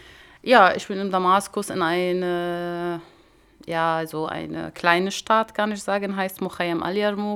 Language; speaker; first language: German; non-native, learner; Arabic